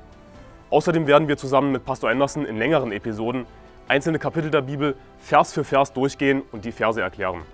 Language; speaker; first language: German; native; German